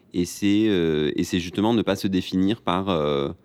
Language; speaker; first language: French; native; French